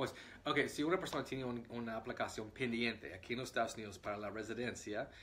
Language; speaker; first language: Spanish; non-native, fluent; English